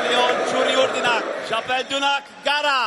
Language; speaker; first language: Basque; non-native, learner; English